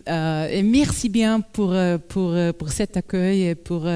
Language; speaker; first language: French; non-native, learner; Portuguese